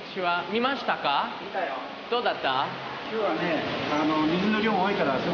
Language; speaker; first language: English; native; English